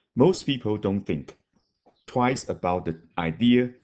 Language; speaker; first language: English; non-native, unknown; Chinese